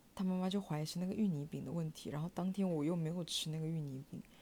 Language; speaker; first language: Chinese; native; Chinese